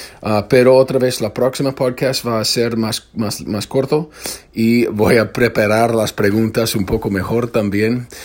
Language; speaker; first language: Spanish; non-native, fluent; English